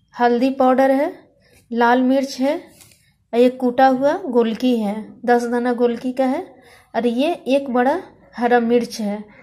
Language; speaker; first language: Hindi; native; Hindi